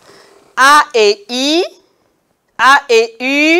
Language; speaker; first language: French; non-native, local second language; Kinyarwanda